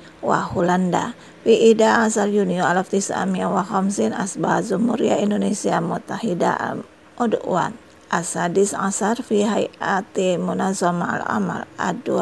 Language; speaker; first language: Arabic; non-native, fluent; Indonesian